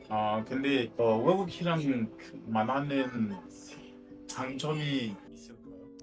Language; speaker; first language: Korean; non-native, fluent; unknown